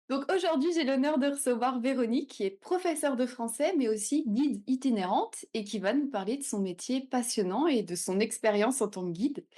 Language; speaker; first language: French; native; French